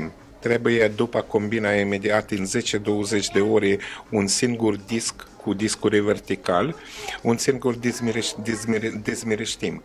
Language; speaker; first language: Romanian; non-native, learner; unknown